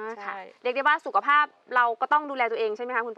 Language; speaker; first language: Thai; native; Thai